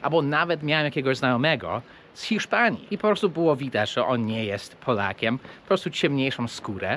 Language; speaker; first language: Polish; early bilingual, heritage; English